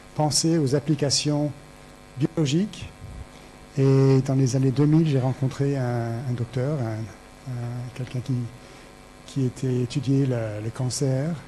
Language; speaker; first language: French; native; French